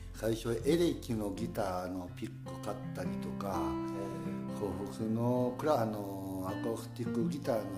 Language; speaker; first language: Japanese; native; Japanese